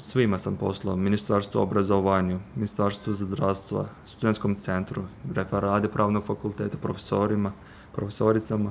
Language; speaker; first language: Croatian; non-native, fluent; Turkish